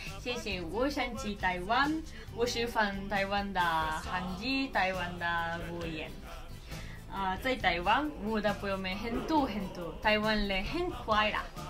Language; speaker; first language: Chinese; non-native, learner; Japanese